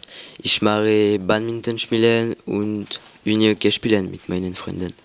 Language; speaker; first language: German; non-native, learner; French